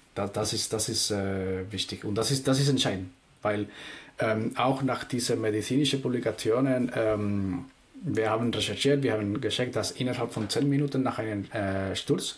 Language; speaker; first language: German; non-native, fluent; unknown